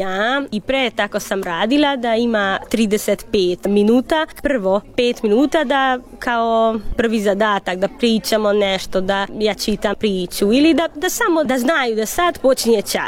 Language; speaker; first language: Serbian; non-native, local second language; Hungarian